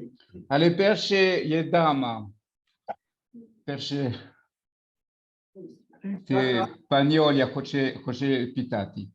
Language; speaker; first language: Ukrainian; non-native, fluent; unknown